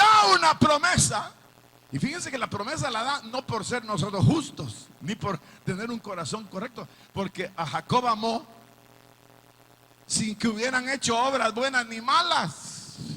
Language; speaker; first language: Spanish; native; Spanish